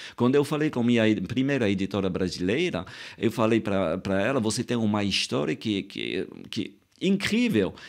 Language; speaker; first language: Portuguese; non-native, fluent; French